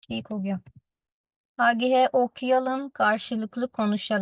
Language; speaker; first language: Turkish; non-native, fluent; Urdu